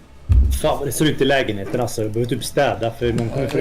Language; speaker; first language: Swedish; native; Swedish